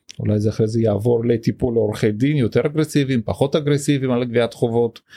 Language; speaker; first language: Hebrew; native; Hebrew